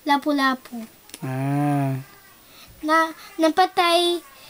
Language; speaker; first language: Filipino; early bilingual, heritage; Filipino